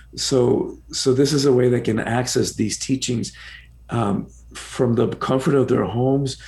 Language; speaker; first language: English; early bilingual, other home language; Spanish